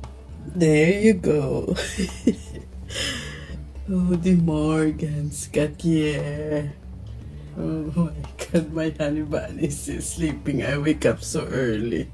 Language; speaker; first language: English; non-native, local second language; Filipino